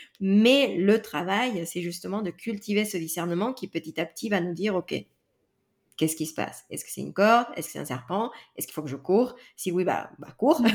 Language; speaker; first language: French; non-native, fluent; Spanish